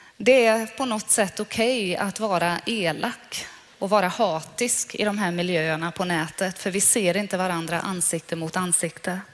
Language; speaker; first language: Swedish; non-native, fluent; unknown